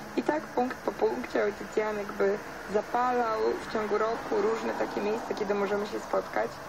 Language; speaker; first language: Polish; native; Polish